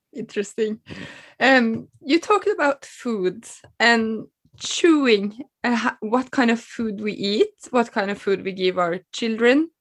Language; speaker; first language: English; non-native, fluent; Norwegian